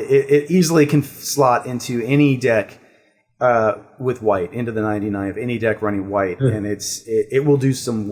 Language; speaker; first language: English; native; English